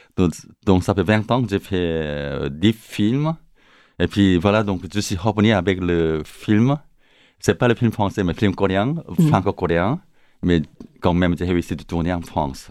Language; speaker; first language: French; non-native, learner; Korean